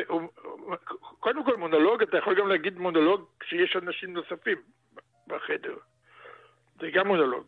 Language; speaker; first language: Hebrew; early bilingual, other home language; Russian